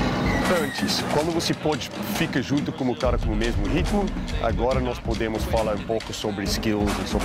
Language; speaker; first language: Portuguese; non-native, learner; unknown